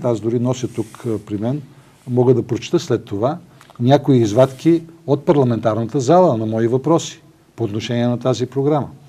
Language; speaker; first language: Bulgarian; native; Bulgarian